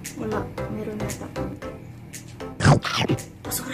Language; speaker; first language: Filipino; non-native, local second language; Cebuano